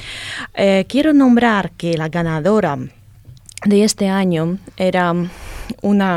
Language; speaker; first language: Spanish; non-native, fluent; Russian